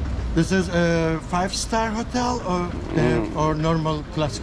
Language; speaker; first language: English; non-native, learner; Turkish